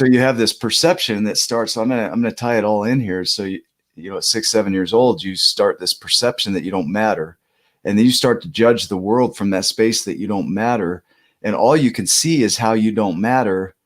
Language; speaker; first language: English; native; English